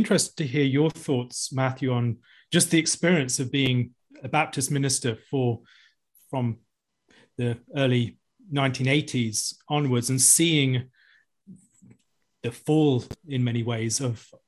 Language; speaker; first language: English; native; English